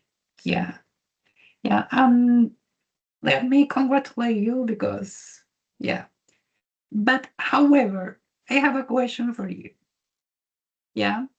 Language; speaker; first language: English; non-native, learner; Spanish